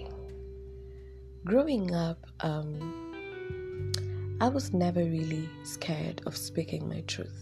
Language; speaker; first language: English; non-native, local second language; Swahili